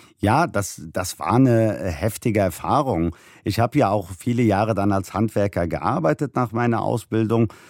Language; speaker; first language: German; early bilingual, other home language; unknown